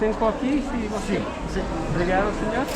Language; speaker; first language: Portuguese; non-native, learner; English